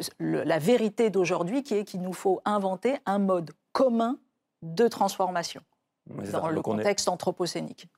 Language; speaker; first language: French; native; French